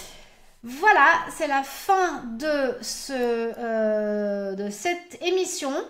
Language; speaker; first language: French; native; French